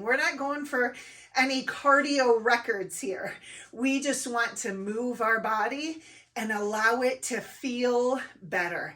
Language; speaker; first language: English; native; English